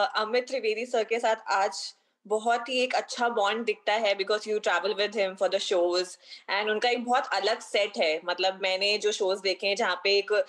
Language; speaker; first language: Hindi; native; Hindi